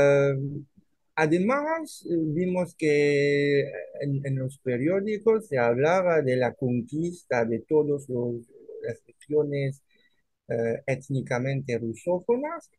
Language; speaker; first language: Spanish; non-native, fluent; French